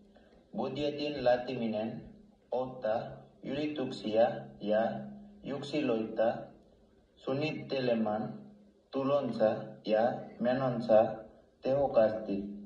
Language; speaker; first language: Finnish; non-native, learner; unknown